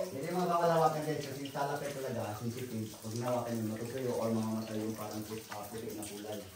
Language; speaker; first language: Filipino; non-native, local second language; Cebuano